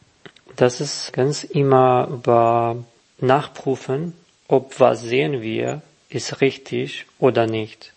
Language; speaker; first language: German; non-native, learner; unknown